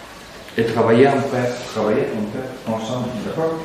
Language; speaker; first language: French; non-native, fluent; Russian